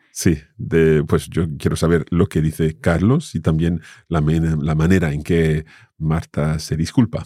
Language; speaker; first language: Spanish; non-native, fluent; English